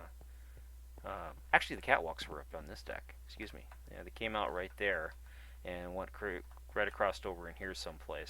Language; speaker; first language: English; native; English